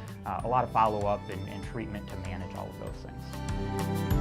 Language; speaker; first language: English; native; English